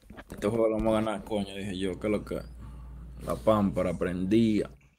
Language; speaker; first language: Spanish; early bilingual, heritage; Spanish